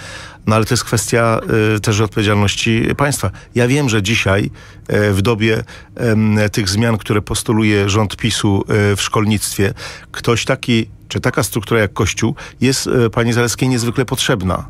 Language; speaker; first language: Polish; native; Polish